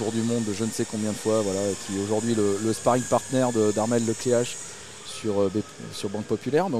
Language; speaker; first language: French; native; French